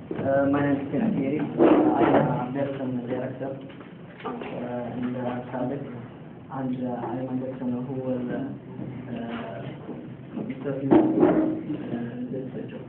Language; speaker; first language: English; non-native, learner; Arabic